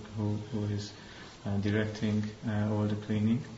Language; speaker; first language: English; non-native, fluent; Hungarian